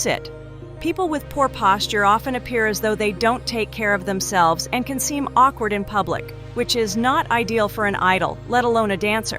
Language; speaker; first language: English; non-native, fluent; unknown